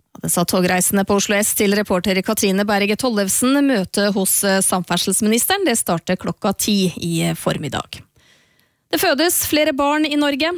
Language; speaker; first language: Norwegian; native; Norwegian